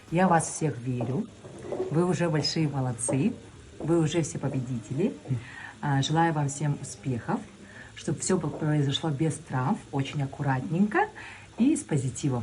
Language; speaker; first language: Russian; non-native, learner; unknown